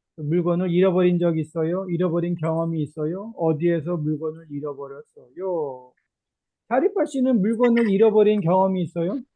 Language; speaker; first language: Korean; native; Korean